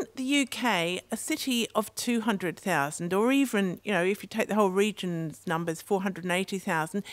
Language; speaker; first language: English; native; English